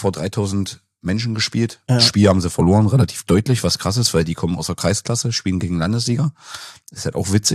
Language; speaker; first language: German; native; German